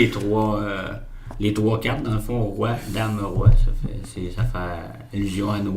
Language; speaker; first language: French; native; French